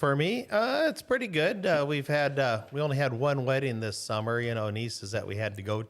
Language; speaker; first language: English; native; English